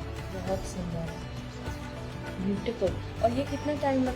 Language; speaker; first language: Hindi; native; Hindi